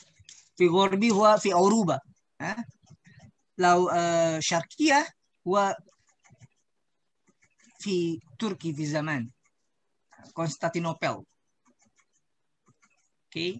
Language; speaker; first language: Arabic; non-native, learner; Indonesian